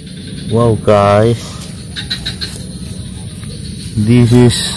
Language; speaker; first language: English; non-native, learner; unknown